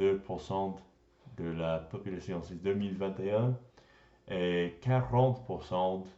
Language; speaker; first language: French; non-native, learner; English